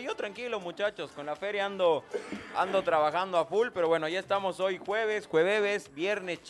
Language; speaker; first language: Spanish; native; Spanish